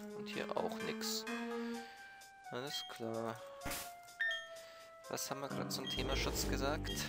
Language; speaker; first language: German; native; German